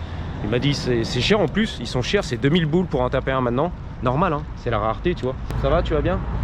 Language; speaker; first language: French; native; French